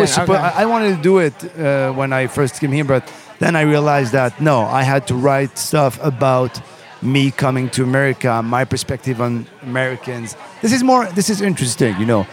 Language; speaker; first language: English; non-native, fluent; Arabic